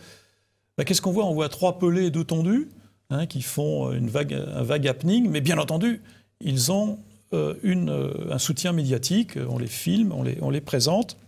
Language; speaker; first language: French; native; French